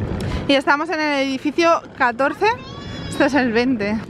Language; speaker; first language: Spanish; native; Spanish